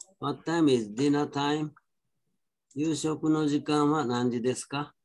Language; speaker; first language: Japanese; native; Japanese